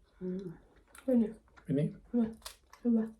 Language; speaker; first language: French; non-native, learner; Thai